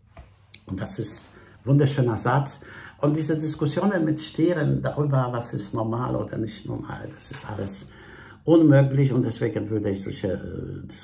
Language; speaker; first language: German; non-native, fluent; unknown